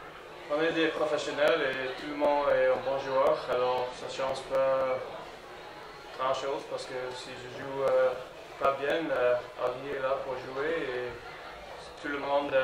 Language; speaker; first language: French; non-native, learner; English